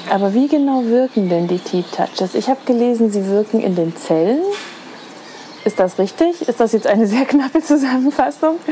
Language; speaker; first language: German; native; German